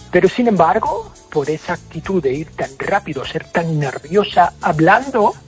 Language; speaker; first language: Spanish; non-native, fluent; English